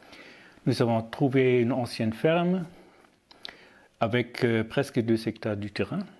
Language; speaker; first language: French; non-native, learner; German